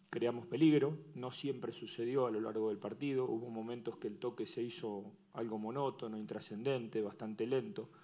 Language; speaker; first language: Spanish; native; Spanish